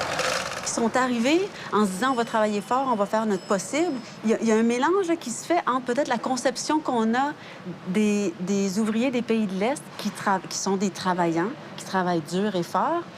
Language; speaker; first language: French; native; French